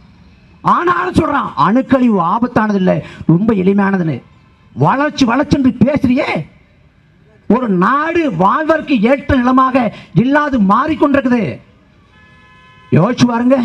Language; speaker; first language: Tamil; native; Tamil